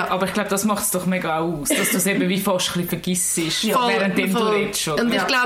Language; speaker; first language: German; native; German